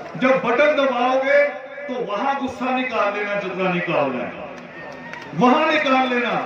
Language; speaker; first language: Hindi; non-native, local second language; Punjabi